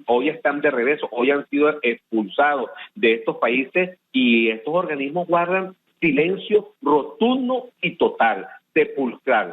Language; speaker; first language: Spanish; native; Spanish